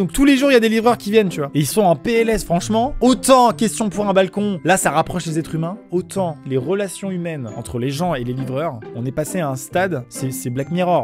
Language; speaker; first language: French; native; French